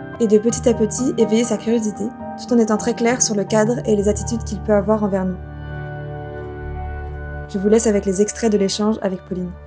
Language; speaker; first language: French; native; French